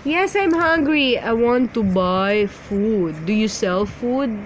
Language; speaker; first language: English; non-native, local second language; Filipino